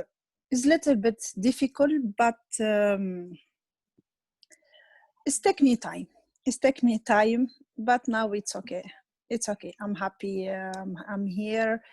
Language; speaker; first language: English; non-native, learner; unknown